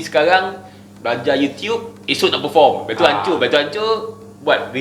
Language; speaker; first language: Malay; native; Malay